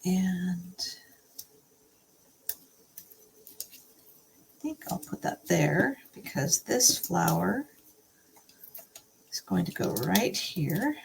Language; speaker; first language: English; native; English